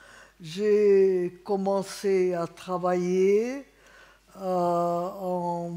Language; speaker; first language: French; non-native, fluent; Hungarian